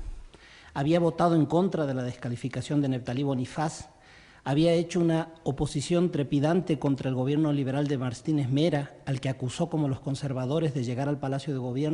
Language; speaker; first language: Spanish; native; Spanish